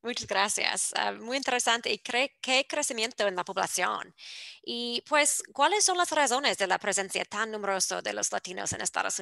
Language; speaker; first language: Spanish; non-native, fluent; English